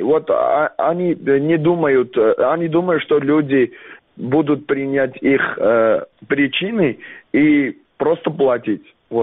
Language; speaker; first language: Russian; non-native, learner; Armenian